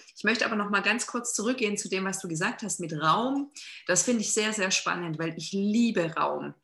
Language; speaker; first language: German; native; German